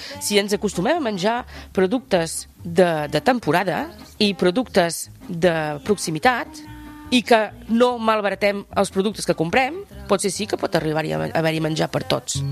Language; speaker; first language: Catalan; non-native, local second language; French